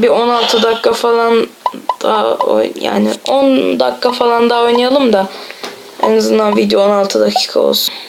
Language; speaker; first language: Turkish; native; Turkish